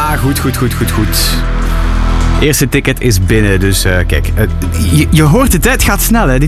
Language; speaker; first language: Dutch; native; Dutch